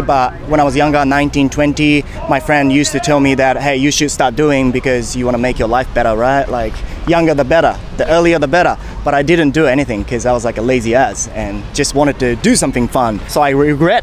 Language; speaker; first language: English; non-native, fluent; Japanese